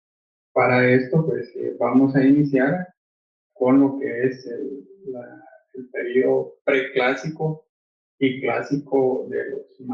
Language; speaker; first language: Spanish; native; Spanish